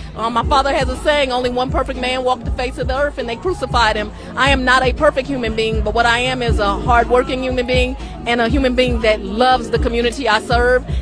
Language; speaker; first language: English; native; English